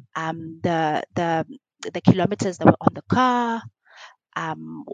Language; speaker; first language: English; non-native, local second language; Xhosa